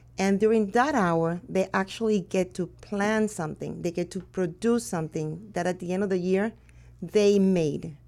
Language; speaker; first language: English; early bilingual, other home language; Spanish